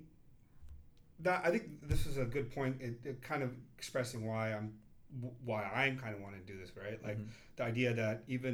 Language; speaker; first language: English; early bilingual, other home language; Kannada